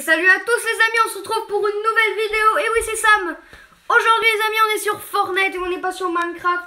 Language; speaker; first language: French; native; French